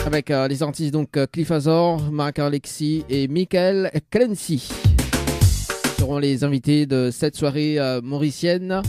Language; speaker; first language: French; native; French